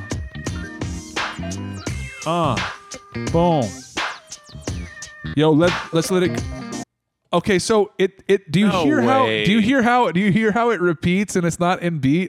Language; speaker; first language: English; native; English